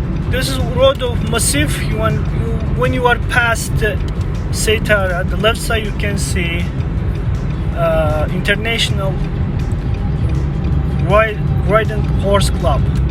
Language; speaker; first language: English; non-native, learner; Kazakh